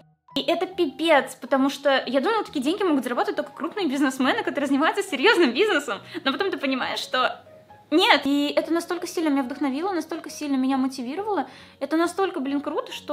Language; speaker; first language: Russian; native; Russian